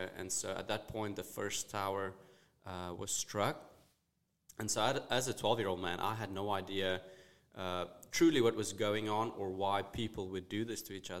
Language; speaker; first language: English; non-native, local second language; Afrikaans